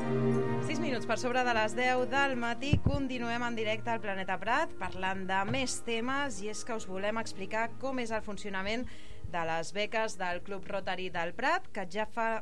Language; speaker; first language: Catalan; native; Catalan